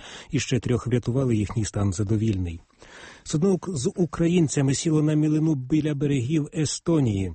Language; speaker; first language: Ukrainian; native; Ukrainian